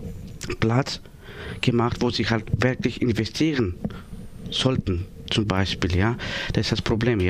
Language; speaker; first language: German; non-native, learner; Greek